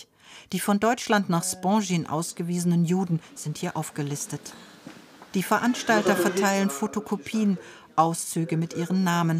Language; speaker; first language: German; native; German